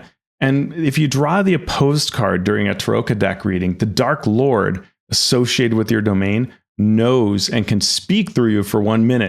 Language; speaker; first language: English; native; English